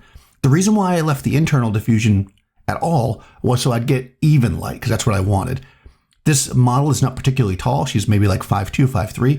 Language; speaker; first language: English; native; English